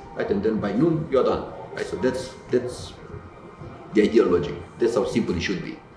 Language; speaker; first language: English; non-native, fluent; Romanian